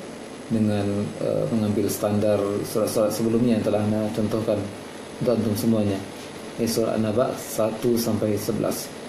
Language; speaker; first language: Indonesian; native; Indonesian